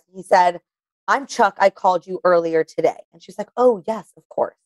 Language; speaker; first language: English; native; English